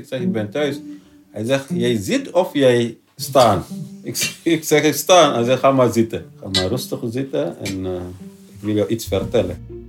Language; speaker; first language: Dutch; non-native, learner; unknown